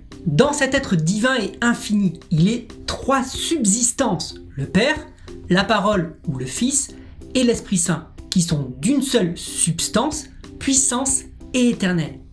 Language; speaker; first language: French; native; French